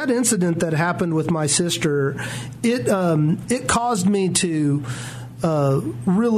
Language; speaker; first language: English; native; English